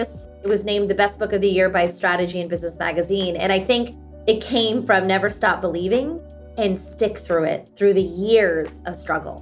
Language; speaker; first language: English; early bilingual, other home language; Hindi